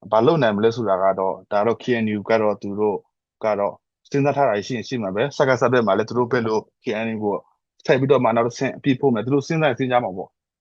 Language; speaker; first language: Burmese; non-native, local second language; S'gaw Karen